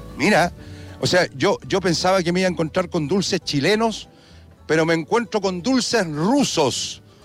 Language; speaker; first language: Spanish; native; Spanish